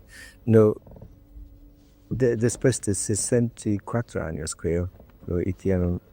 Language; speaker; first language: Spanish; non-native, learner; English